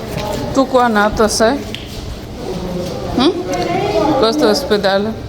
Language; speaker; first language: Italian; non-native, learner; Bangla